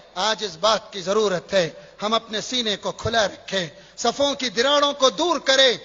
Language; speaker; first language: Urdu; native; Urdu